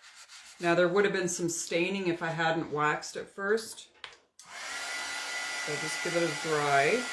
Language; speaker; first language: English; native; English